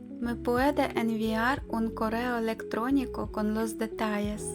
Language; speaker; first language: Spanish; non-native, fluent; Ukrainian